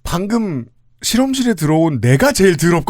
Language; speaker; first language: Korean; native; Korean